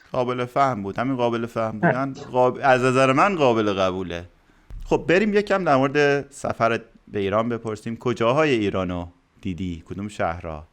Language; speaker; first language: Persian; native; Persian